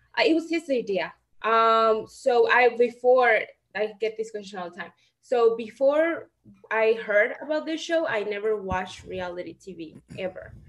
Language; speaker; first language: English; non-native, fluent; Spanish